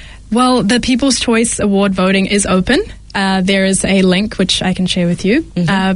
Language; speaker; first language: English; early bilingual, other home language; Malayalam